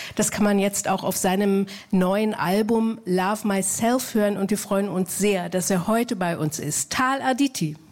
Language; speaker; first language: German; native; German